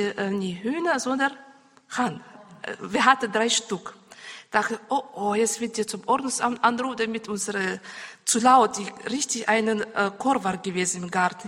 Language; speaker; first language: German; non-native, learner; Russian